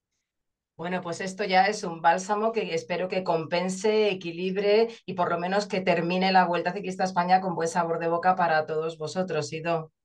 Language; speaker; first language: Spanish; native; Spanish